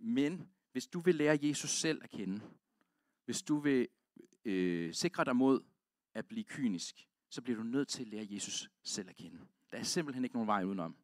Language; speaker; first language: Danish; native; Danish